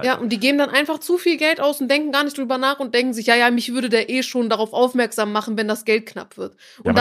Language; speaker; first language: German; native; German